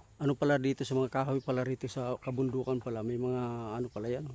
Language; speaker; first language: Filipino; non-native, local second language; Waray